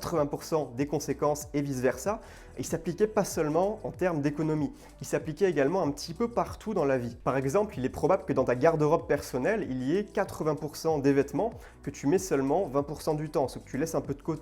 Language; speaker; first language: French; native; French